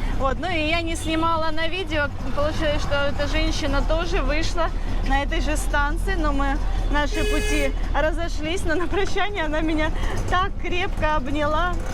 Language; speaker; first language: Russian; native; Russian